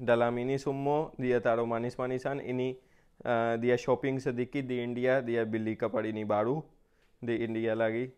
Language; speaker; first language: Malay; non-native, fluent; Urdu